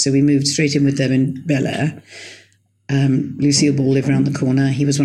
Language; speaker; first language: English; native; English